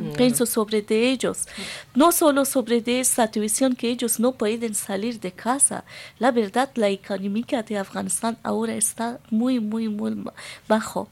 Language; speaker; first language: Spanish; non-native, learner; Persian